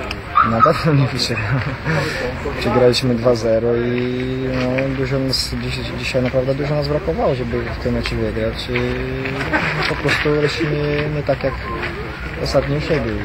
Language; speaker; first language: Polish; non-native, learner; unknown